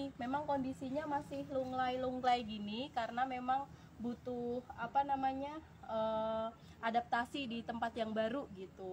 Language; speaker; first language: Indonesian; native; Indonesian